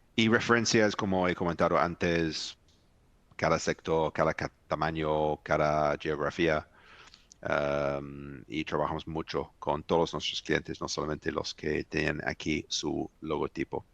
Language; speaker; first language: Spanish; non-native, fluent; English